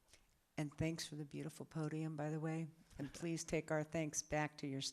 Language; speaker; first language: English; native; English